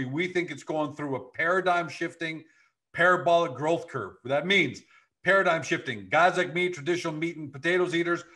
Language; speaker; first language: English; native; English